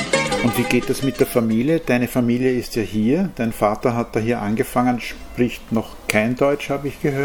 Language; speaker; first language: German; native; German